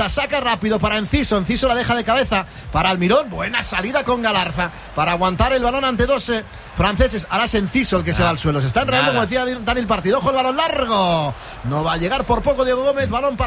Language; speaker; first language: Spanish; native; Spanish